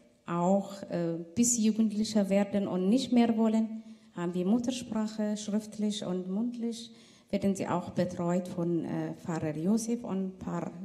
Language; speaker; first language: German; non-native, fluent; Tigrinya